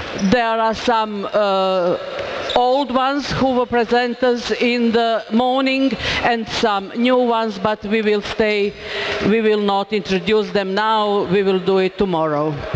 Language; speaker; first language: English; non-native, fluent; Croatian